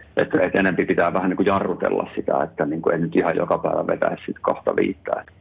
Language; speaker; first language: Finnish; native; Finnish